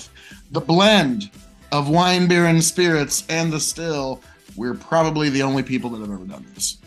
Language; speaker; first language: English; native; English